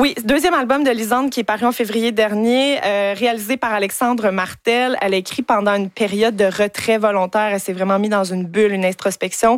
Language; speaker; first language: French; native; French